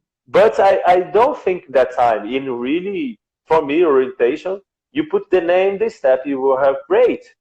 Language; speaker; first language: English; non-native, learner; Portuguese